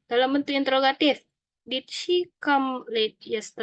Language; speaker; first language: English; non-native, learner; Indonesian